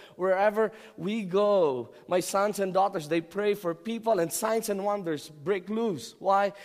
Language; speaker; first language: English; non-native, local second language; Filipino